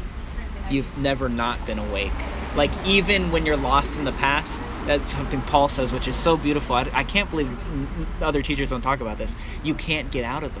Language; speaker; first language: English; native; English